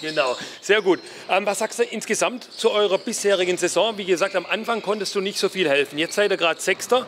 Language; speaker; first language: German; native; German